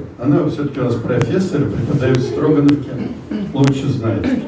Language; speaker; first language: Russian; native; Russian